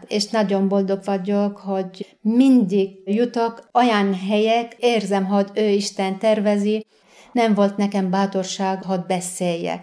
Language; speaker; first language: Hungarian; non-native, fluent; Arabic